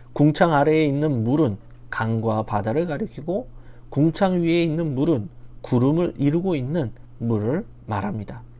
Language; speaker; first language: Korean; native; Korean